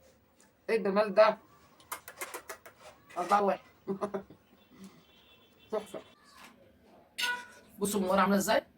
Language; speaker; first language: Arabic; native; Arabic